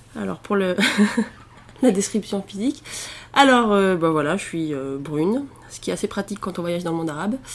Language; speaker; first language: French; native; French